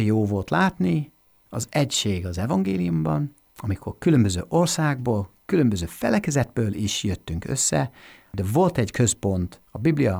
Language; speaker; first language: Hungarian; non-native, fluent; English